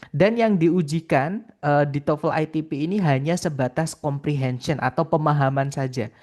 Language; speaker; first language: Indonesian; non-native, local second language; Javanese